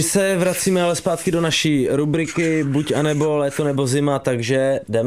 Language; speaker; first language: Czech; native; Czech